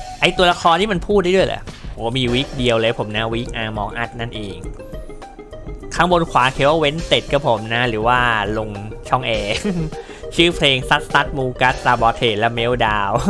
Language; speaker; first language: Thai; native; Thai